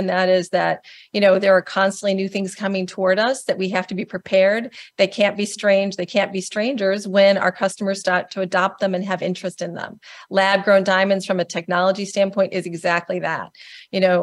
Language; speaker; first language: English; native; English